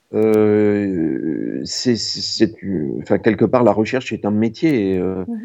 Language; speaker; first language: French; native; French